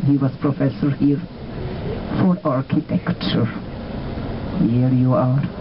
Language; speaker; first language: English; non-native, fluent; German